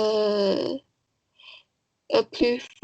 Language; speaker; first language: French; non-native, learner; Chinese